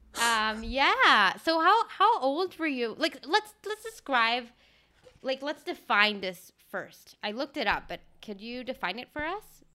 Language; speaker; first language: English; early bilingual, other home language; Spanish